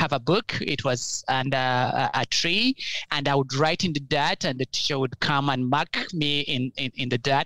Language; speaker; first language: English; non-native, local second language; Ganda